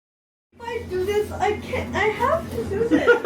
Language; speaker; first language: English; non-native, learner; Korean